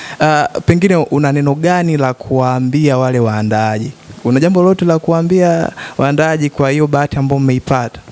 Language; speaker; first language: Swahili; native; Swahili